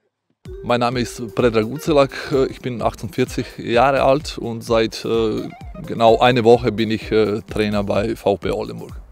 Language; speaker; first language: German; non-native, fluent; Croatian